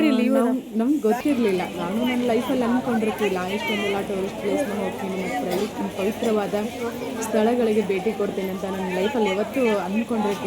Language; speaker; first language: Kannada; native; Kannada